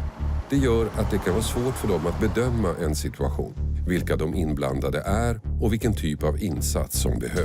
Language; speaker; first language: Swedish; native; Swedish